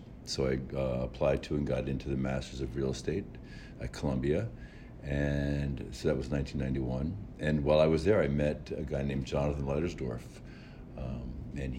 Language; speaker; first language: English; native; English